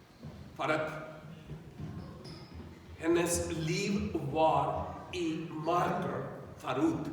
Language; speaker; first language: Swedish; non-native, learner; Urdu